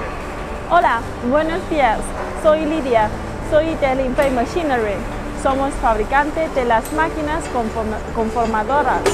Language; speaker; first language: Spanish; non-native, learner; Chinese